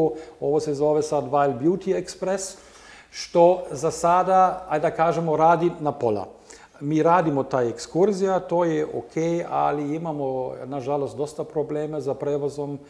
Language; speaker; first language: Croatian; non-native, learner; German